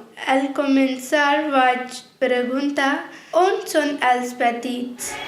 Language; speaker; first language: Catalan; non-native, learner; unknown